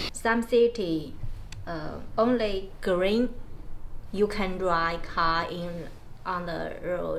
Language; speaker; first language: English; non-native, learner; Chinese